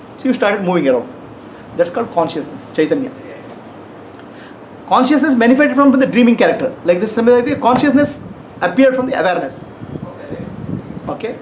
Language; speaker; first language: English; non-native, local second language; Kannada